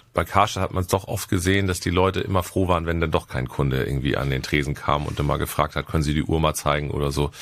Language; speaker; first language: German; native; German